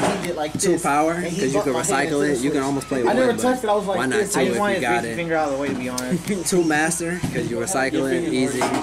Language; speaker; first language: English; native; English